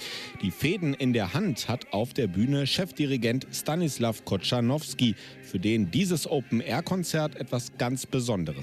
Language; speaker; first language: German; native; German